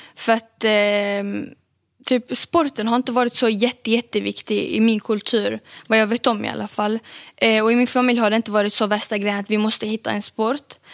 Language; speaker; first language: Swedish; early bilingual, other home language; Arabic